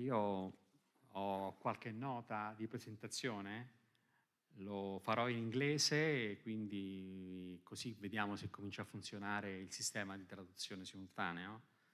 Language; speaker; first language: Italian; native; Italian